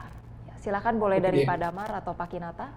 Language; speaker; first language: Indonesian; native; Indonesian